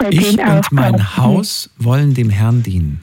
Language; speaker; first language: German; native; German